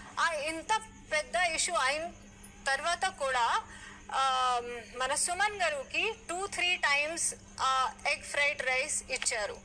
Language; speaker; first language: Telugu; non-native, learner; Hindi